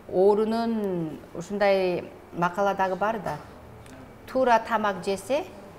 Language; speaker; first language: Kyrgyz; non-native, learner; Korean